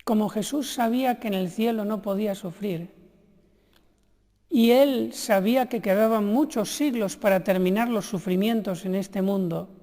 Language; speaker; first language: Spanish; native; Spanish